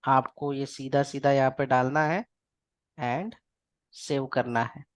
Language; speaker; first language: Hindi; non-native, local second language; Marathi